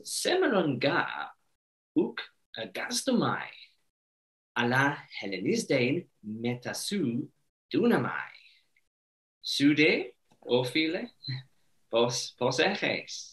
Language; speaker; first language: Greek; non-native, learner; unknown